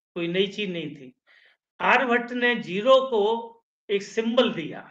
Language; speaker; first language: Hindi; native; Hindi